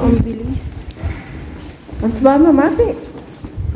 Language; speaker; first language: Arabic; non-native, learner; Filipino